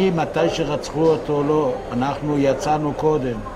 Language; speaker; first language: Hebrew; non-native, local second language; Yiddish